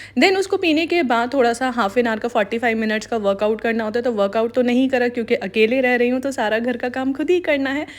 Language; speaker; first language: Hindi; native; Hindi